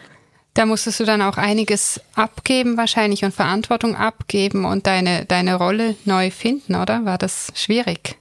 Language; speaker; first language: German; native; German